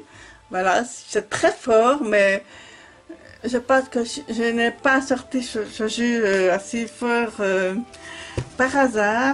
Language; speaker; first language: French; native; French